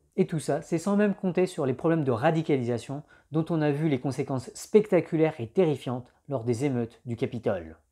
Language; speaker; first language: French; native; French